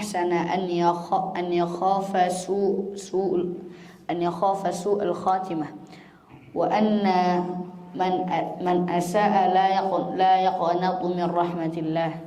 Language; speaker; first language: Arabic; non-native, learner; Indonesian